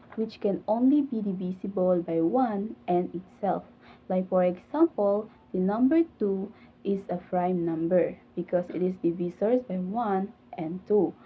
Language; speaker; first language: English; non-native, local second language; Filipino